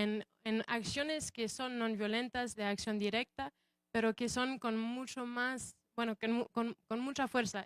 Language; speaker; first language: Spanish; non-native, fluent; English